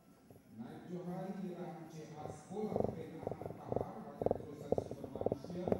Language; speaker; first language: Malay; native; Malay